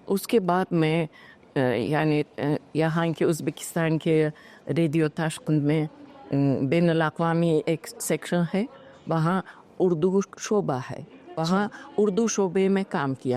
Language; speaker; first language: Hindi; non-native, fluent; Uzbek